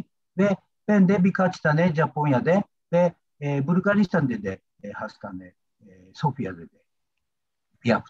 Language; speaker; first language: Turkish; non-native, learner; Japanese